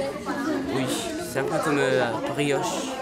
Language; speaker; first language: French; non-native, local second language; Mongolian